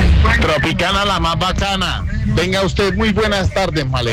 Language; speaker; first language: Spanish; native; Spanish